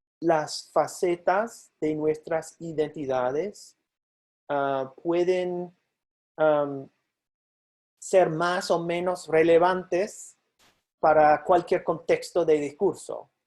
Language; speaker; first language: Spanish; non-native, fluent; English